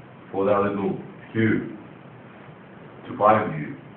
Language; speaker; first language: English; non-native, learner; Greek